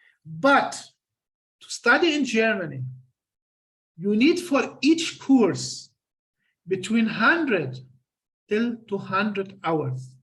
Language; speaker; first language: English; non-native, fluent; Arabic